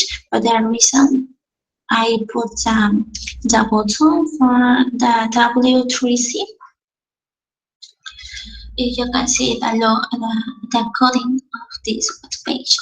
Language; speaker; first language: English; non-native, learner; Spanish